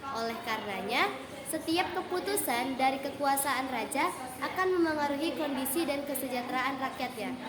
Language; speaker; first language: Indonesian; native; Indonesian